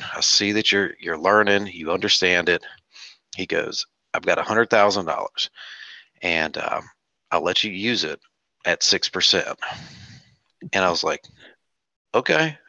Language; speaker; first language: English; native; English